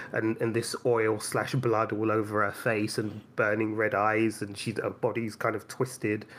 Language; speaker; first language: English; native; English